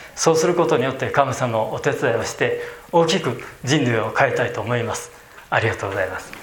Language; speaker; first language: Japanese; native; Japanese